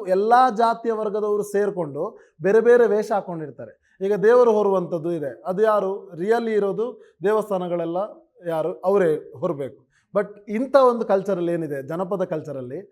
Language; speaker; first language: Kannada; non-native, local second language; Tulu